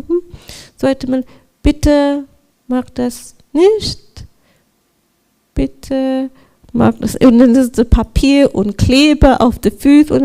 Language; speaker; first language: German; non-native, learner; English